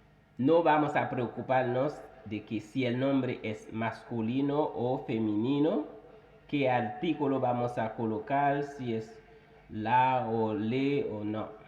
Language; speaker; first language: Spanish; non-native, fluent; Haitian Creole